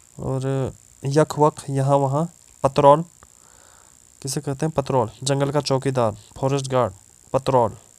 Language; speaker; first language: Hindi; native; Hindi